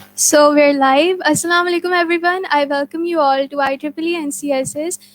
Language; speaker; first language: English; non-native, local second language; Urdu